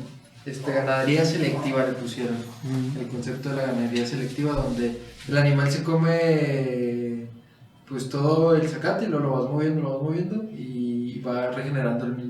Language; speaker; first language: Spanish; native; Spanish